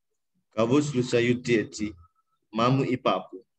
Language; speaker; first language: Russian; non-native, learner; Indonesian